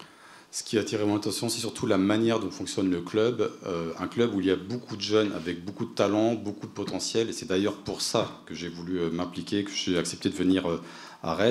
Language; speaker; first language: French; native; French